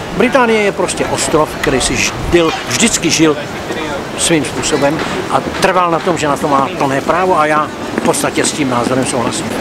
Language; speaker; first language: Czech; native; Czech